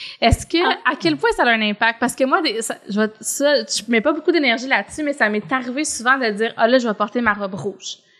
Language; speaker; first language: French; native; French